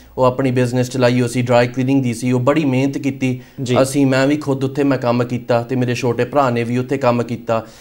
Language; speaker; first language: Punjabi; early bilingual, heritage; Punjabi